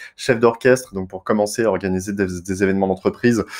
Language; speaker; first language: French; native; French